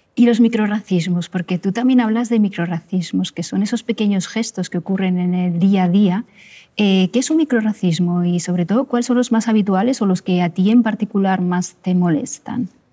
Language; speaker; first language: Spanish; native; Spanish